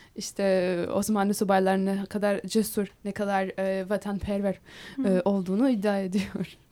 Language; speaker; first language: Turkish; non-native, fluent; Polish